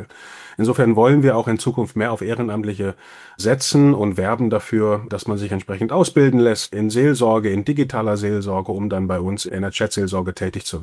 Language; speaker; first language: German; native; German